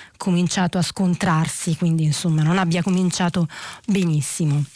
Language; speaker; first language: Italian; native; Italian